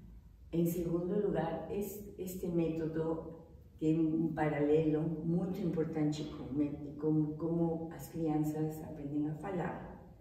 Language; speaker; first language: Portuguese; non-native, fluent; Spanish